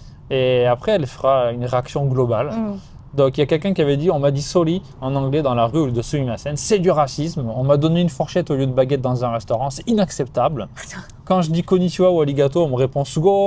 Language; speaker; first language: French; native; French